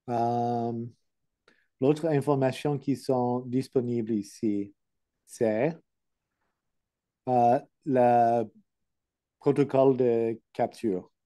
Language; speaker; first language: French; non-native, learner; English